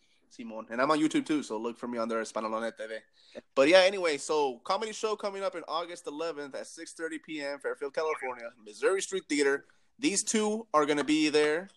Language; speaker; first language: English; early bilingual, other home language; Spanish